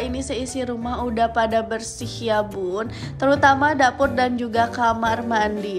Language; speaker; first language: Indonesian; non-native, local second language; Sundanese